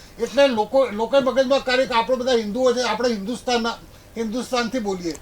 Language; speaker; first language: Gujarati; native; Gujarati